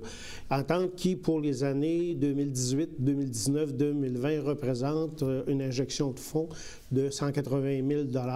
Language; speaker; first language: French; native; French